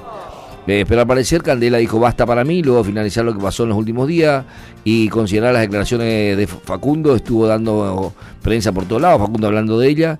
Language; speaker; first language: Spanish; native; Spanish